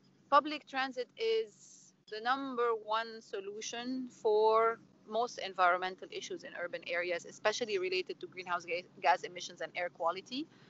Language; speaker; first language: English; non-native, local second language; Arabic